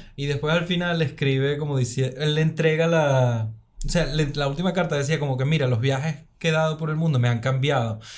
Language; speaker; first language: Spanish; native; Spanish